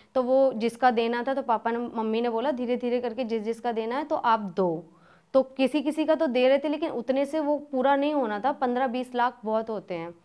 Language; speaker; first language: Hindi; native; Hindi